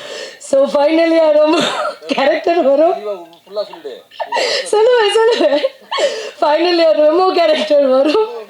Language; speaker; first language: Tamil; non-native, learner; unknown